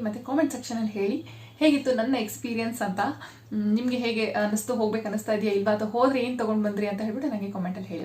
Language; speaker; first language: Kannada; native; Kannada